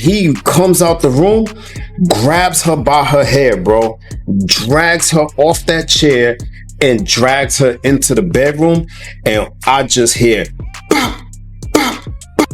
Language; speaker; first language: English; native; English